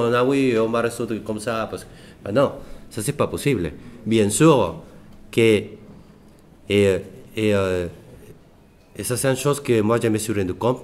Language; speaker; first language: French; non-native, fluent; Spanish